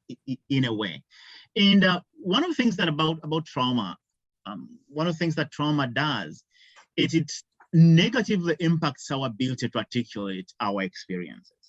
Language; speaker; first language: English; non-native, local second language; Ganda